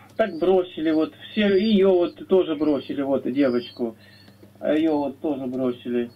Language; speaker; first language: Russian; native; Russian